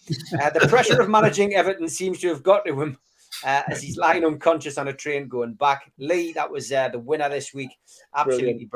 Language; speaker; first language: English; native; English